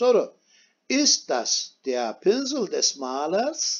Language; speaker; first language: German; non-native, fluent; Turkish